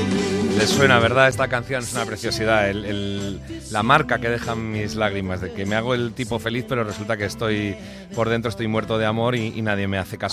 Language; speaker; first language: Spanish; native; Spanish